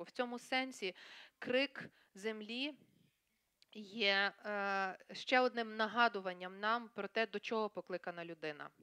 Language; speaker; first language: Ukrainian; native; Ukrainian